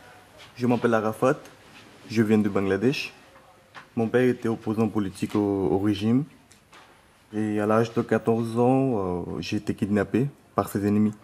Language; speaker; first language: French; non-native, fluent; Bangla